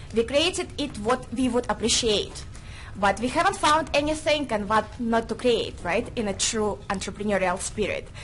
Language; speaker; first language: English; non-native, fluent; Russian